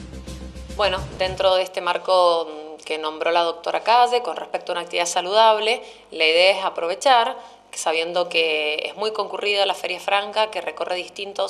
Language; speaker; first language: Spanish; native; Spanish